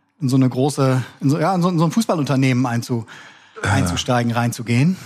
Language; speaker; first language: German; native; German